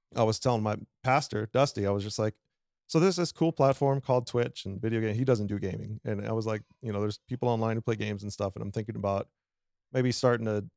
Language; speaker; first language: English; native; English